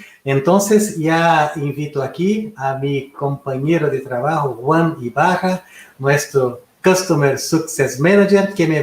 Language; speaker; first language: Spanish; non-native, fluent; Portuguese